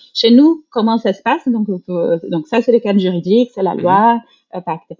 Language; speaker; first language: French; non-native, fluent; Portuguese